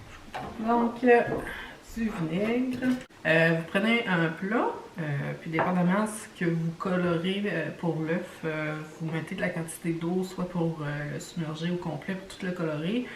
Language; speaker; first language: French; native; French